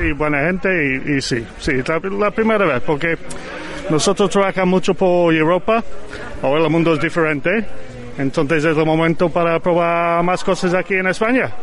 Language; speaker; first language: Spanish; non-native, learner; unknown